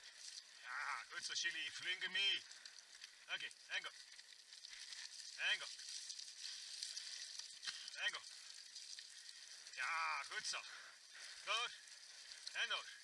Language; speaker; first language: Dutch; native; Dutch